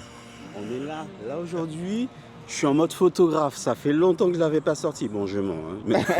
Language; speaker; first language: French; native; French